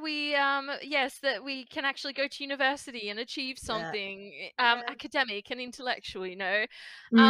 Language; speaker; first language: English; native; English